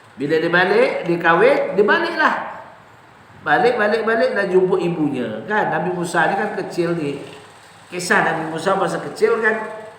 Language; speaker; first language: Malay; native; Malay